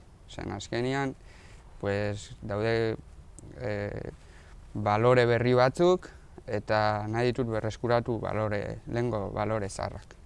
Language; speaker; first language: Basque; non-native, local second language; Spanish